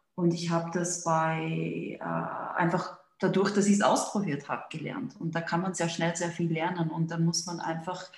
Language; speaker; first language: German; native; German